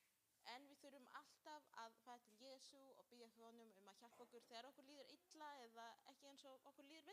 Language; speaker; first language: Icelandic; non-native, learner; Spanish